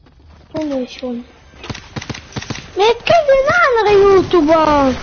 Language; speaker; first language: German; non-native, learner; Portuguese